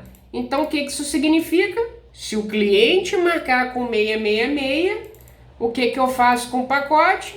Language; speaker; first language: Portuguese; native; Portuguese